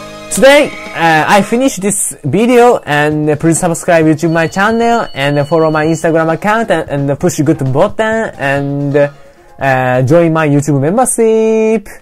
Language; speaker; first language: English; non-native, learner; Japanese